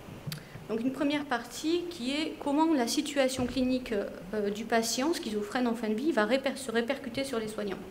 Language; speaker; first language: French; native; French